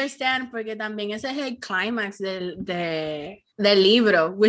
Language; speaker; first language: Spanish; early bilingual, heritage; Spanish